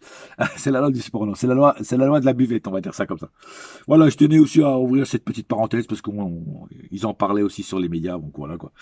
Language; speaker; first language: French; native; French